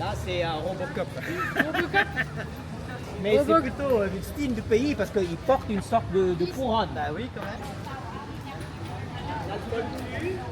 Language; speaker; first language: French; non-native, fluent; Thai